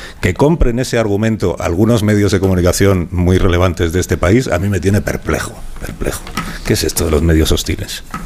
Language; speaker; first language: Spanish; native; Spanish